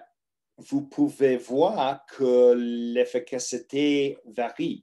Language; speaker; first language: French; non-native, learner; English